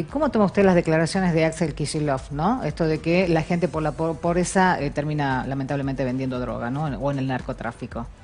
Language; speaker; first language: Spanish; native; Spanish